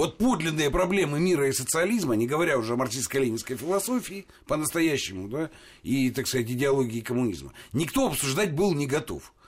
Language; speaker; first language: Russian; native; Russian